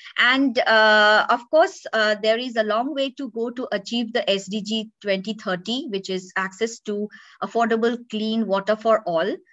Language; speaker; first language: English; non-native, local second language; Bangla